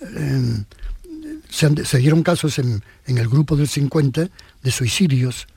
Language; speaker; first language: Spanish; native; Spanish